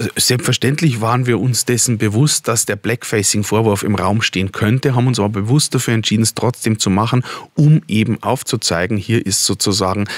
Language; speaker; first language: German; native; German